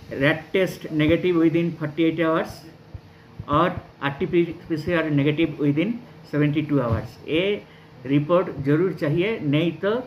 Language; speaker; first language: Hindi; non-native, local second language; Nepali